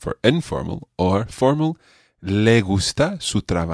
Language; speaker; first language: Spanish; non-native, fluent; English